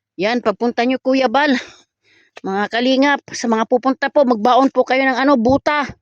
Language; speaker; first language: Filipino; native; Filipino